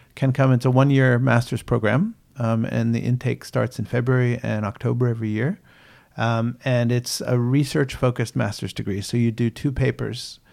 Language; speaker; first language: English; native; English